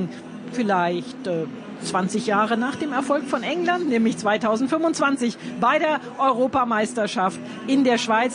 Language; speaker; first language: German; native; German